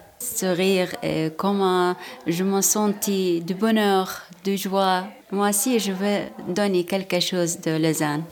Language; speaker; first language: French; non-native, learner; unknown